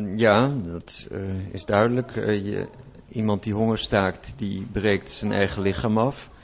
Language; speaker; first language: Dutch; native; Dutch